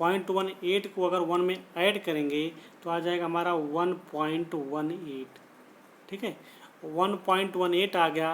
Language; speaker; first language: Hindi; native; Hindi